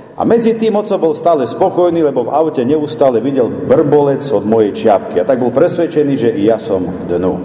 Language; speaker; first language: Slovak; native; Slovak